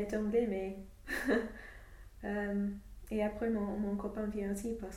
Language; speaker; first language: French; non-native, fluent; English